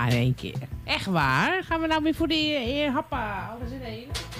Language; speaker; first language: Dutch; native; Dutch